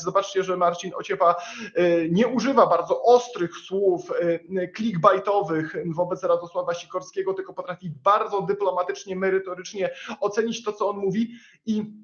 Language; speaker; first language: Polish; native; Polish